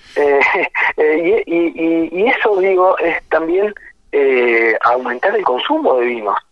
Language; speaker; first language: Spanish; native; Spanish